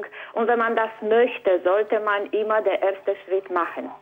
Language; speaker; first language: German; non-native, fluent; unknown